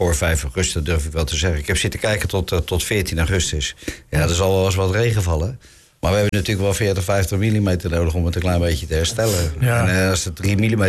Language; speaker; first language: Dutch; native; Dutch